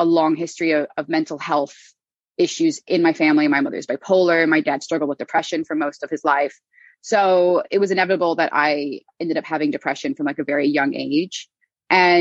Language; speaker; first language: English; native; English